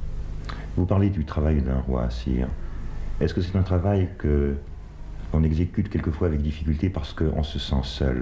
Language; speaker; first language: French; native; French